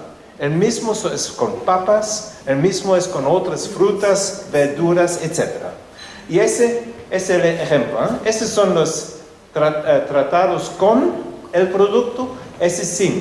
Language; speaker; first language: Spanish; non-native, fluent; German